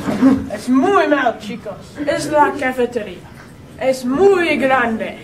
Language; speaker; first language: Spanish; non-native, learner; English